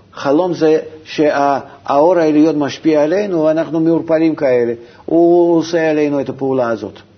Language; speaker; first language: Hebrew; non-native, fluent; Russian